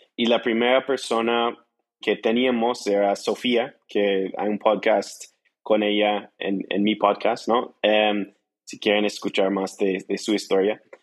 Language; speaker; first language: Spanish; non-native, fluent; English